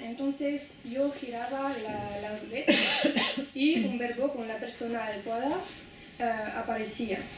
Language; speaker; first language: Spanish; non-native, fluent; French